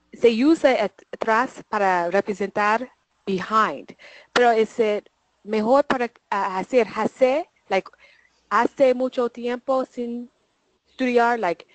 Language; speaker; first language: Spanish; non-native, learner; English